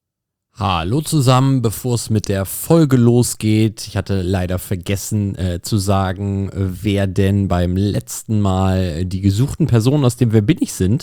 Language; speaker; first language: German; native; German